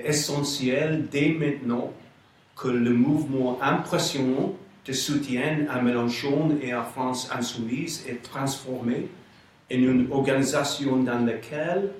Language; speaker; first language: French; non-native, fluent; English